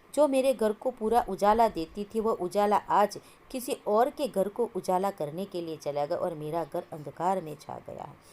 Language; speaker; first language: Hindi; non-native, local second language; Gujarati